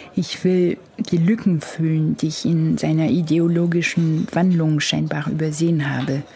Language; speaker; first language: German; non-native, fluent; French